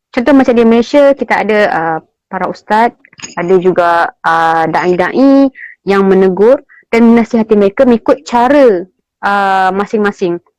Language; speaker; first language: Malay; native; Malay